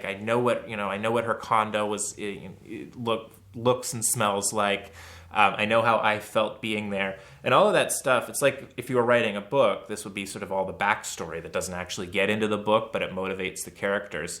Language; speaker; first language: English; native; English